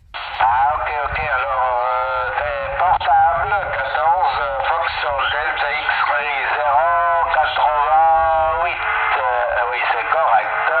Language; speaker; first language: French; early bilingual, heritage; Italian